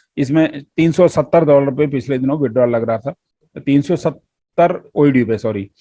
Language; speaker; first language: Hindi; native; Hindi